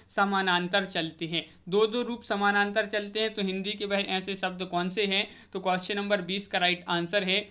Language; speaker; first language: Hindi; native; Hindi